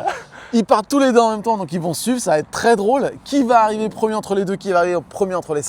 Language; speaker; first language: French; native; French